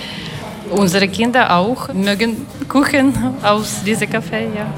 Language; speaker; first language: German; non-native, learner; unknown